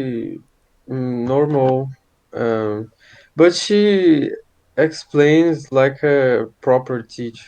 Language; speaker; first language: English; non-native, fluent; Portuguese